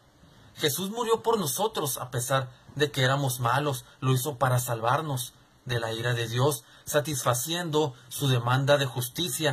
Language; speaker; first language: Spanish; native; Spanish